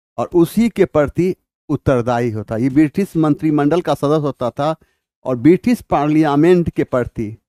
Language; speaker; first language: Hindi; native; Hindi